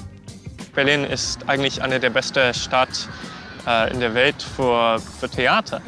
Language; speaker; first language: German; non-native, fluent; English